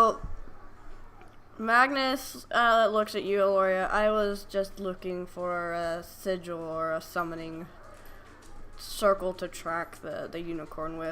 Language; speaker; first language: English; native; English